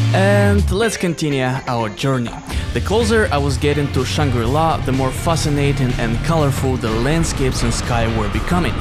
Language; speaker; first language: English; non-native, fluent; Russian